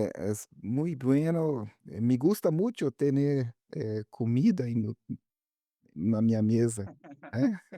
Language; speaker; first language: Spanish; non-native, learner; Portuguese